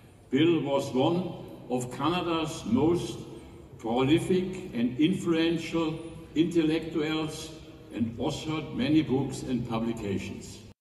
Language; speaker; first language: English; non-native, fluent; German